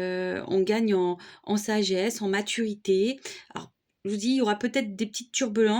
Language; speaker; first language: French; native; French